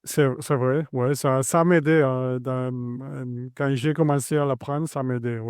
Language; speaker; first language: French; non-native, fluent; Spanish